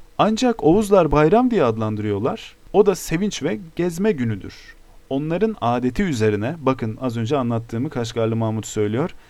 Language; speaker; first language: Turkish; native; Turkish